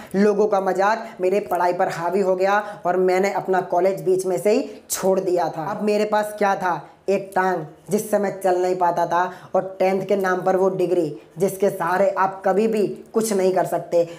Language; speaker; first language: Hindi; non-native, local second language; Gujarati